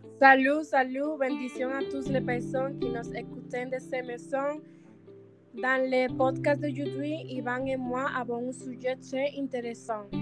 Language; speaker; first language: French; non-native, learner; Spanish